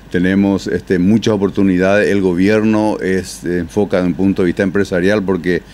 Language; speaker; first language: Spanish; native; Spanish